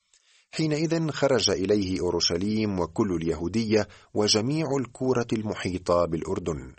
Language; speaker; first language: Arabic; native; Arabic